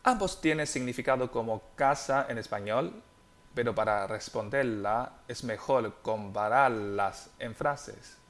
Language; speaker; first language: Spanish; non-native, fluent; Chinese